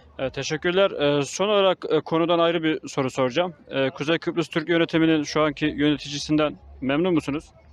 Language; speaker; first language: Turkish; native; Turkish